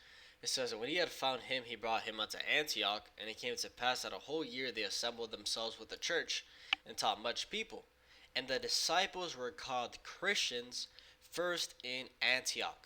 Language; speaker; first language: English; native; English